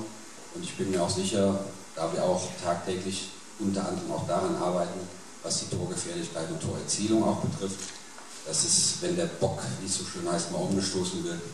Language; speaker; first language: German; native; German